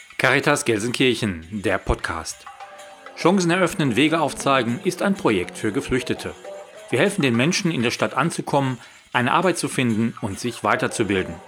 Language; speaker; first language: German; native; German